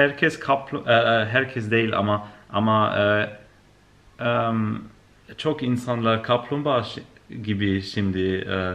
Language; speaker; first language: Turkish; non-native, learner; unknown